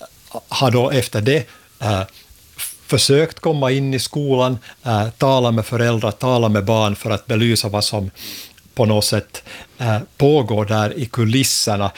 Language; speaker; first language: Swedish; native; Swedish